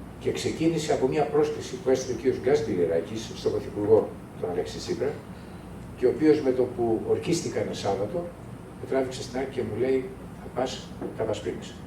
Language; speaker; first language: Greek; native; Greek